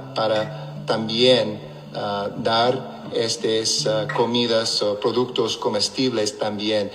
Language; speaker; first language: Spanish; non-native, local second language; English